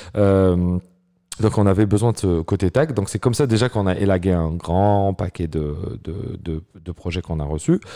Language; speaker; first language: French; non-native, local second language; Arabic